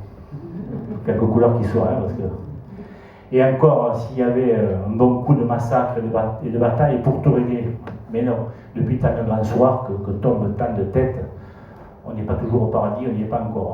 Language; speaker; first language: French; native; French